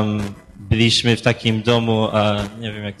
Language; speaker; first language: Polish; early bilingual, heritage; Polish